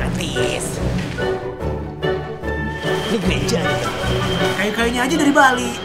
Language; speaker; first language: Indonesian; native; Indonesian